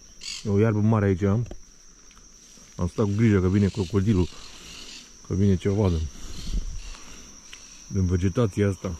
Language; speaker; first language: Romanian; native; Romanian